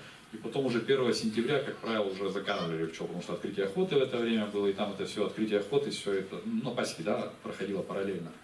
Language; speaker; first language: Russian; native; Russian